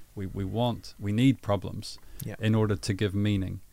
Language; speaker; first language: English; native; English